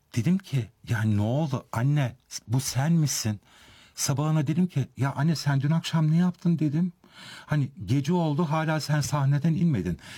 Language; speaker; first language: Turkish; early bilingual, heritage; Turkish